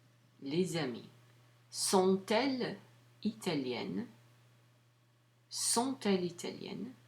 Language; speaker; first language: French; non-native, fluent; English